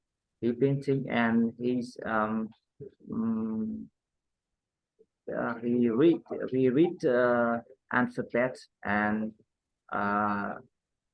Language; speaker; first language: English; non-native, learner; Vietnamese